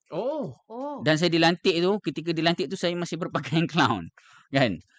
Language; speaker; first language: Malay; native; Malay